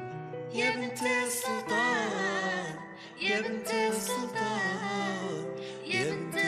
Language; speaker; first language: Arabic; native; Arabic